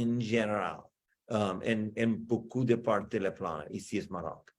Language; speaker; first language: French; non-native, learner; English